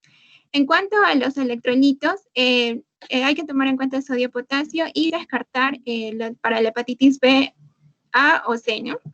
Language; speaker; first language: Spanish; native; Spanish